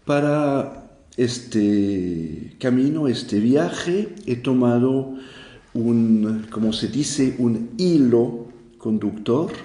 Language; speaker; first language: Spanish; non-native, fluent; French